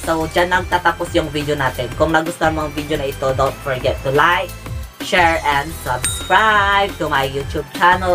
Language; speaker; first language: English; non-native, local second language; Pangasinan